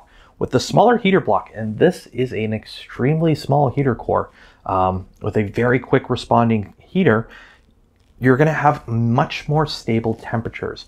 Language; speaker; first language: English; native; English